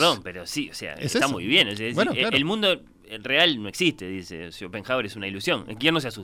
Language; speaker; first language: Spanish; native; Spanish